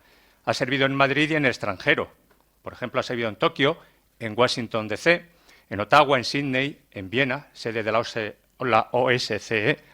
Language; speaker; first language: Spanish; native; Spanish